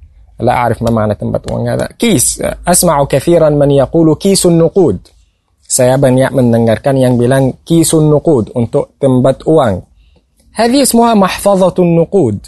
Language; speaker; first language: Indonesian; non-native, fluent; Arabic